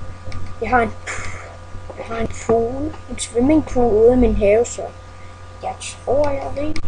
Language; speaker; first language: Danish; early bilingual, other home language; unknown